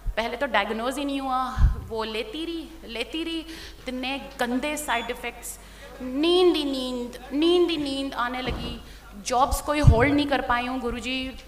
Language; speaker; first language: Hindi; native; Hindi